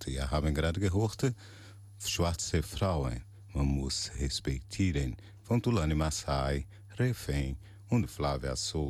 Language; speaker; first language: German; non-native, learner; Portuguese